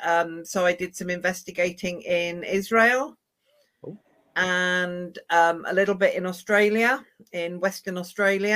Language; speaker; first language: English; native; English